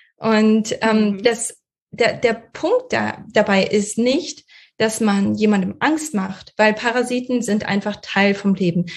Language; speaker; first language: German; early bilingual, other home language; Russian